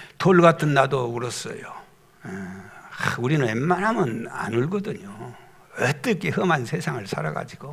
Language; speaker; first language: Korean; native; Korean